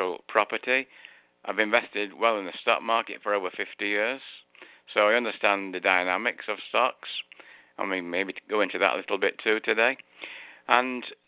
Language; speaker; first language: English; native; English